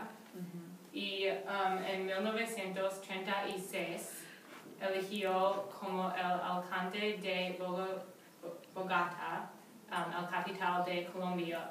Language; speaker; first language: Spanish; non-native, learner; English